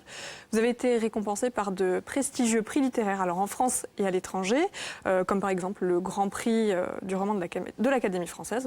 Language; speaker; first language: French; native; French